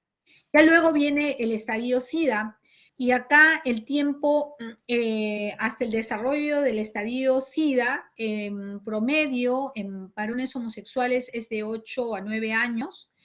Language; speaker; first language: Spanish; native; Spanish